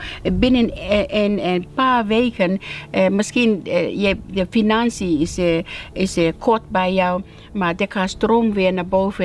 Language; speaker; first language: Dutch; non-native, learner; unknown